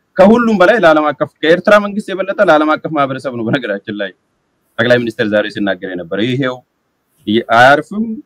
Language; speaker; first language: Amharic; native; Amharic